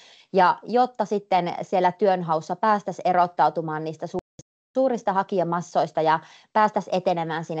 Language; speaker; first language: Finnish; native; Finnish